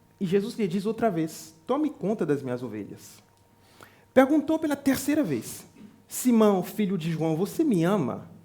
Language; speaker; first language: Portuguese; non-native, fluent; French